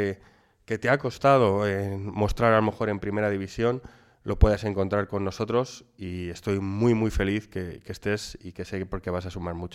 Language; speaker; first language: Spanish; native; Spanish